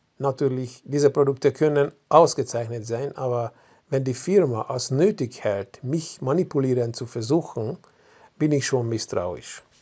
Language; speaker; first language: German; non-native, fluent; Hungarian